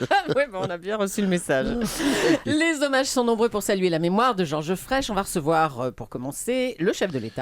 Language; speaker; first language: French; native; French